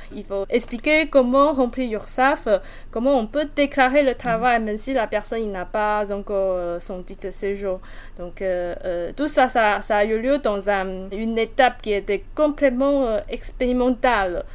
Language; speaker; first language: French; non-native, fluent; Chinese